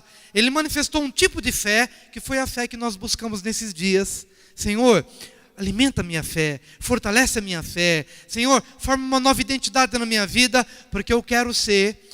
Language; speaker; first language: Portuguese; native; Portuguese